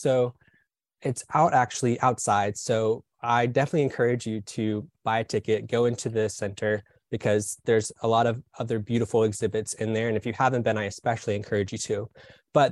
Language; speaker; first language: English; native; English